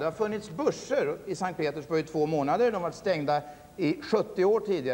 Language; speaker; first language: Swedish; native; Swedish